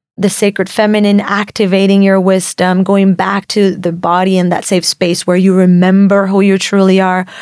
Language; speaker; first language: English; non-native, fluent; Spanish